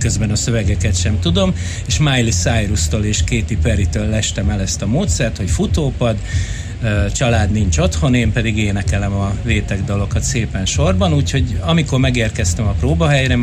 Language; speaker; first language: Hungarian; native; Hungarian